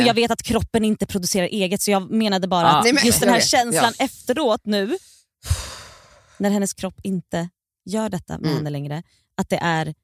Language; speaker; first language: Swedish; native; Swedish